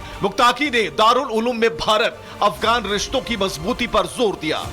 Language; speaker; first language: Hindi; native; Hindi